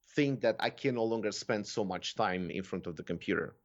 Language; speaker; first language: English; non-native, fluent; Romanian